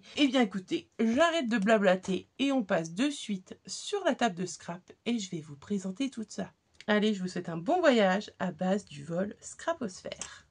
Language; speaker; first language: French; native; French